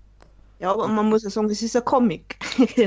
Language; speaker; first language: German; native; German